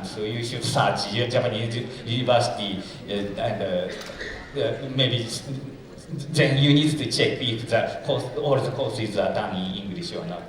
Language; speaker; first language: English; non-native, fluent; Japanese